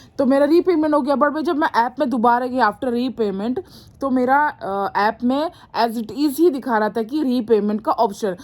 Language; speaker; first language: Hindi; non-native, local second language; Mizo